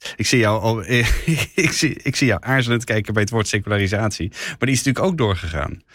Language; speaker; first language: Dutch; native; Dutch